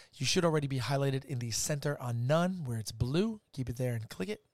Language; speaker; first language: English; native; English